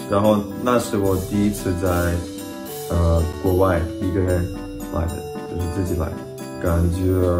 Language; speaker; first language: Chinese; non-native, fluent; Russian